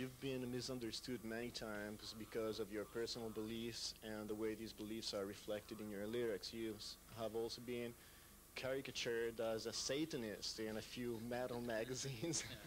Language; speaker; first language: English; non-native, fluent; Italian